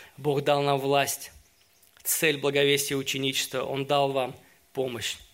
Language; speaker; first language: Russian; native; Russian